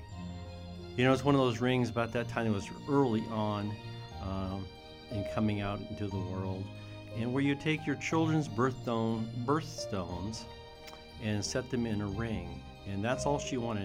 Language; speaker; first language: English; native; English